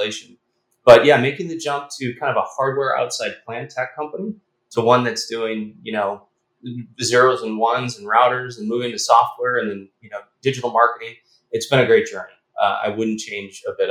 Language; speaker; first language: English; native; English